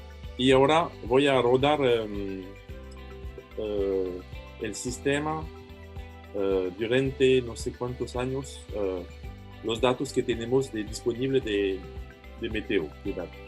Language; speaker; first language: Spanish; non-native, fluent; French